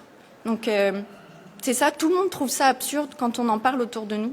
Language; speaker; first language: French; native; French